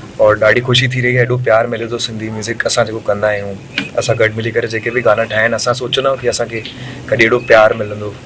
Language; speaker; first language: Sindhi; early bilingual, heritage; Sindhi